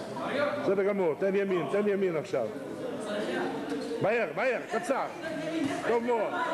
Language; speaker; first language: Hebrew; non-native, fluent; Russian